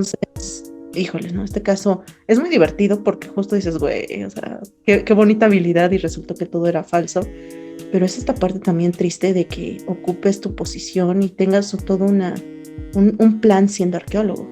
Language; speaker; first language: Spanish; native; Spanish